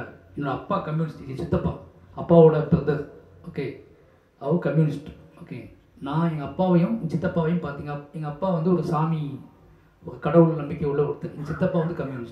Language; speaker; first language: Tamil; native; Tamil